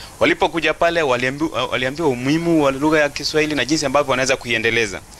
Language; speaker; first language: Swahili; non-native, local second language; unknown